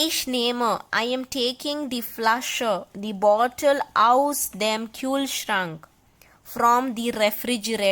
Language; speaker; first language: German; non-native, fluent; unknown